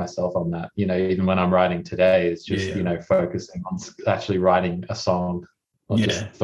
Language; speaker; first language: English; native; English